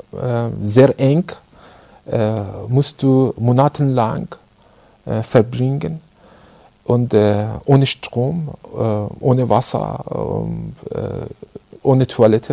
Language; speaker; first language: German; non-native, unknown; Persian